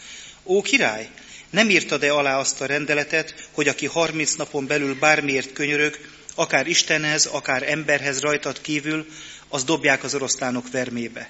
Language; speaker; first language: Hungarian; native; Hungarian